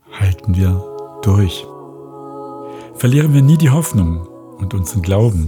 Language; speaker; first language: German; native; German